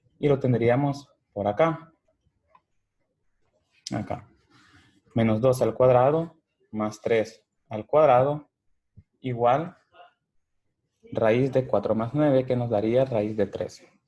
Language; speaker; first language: Spanish; native; Spanish